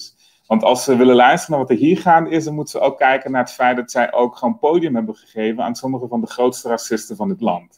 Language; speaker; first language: Dutch; native; Dutch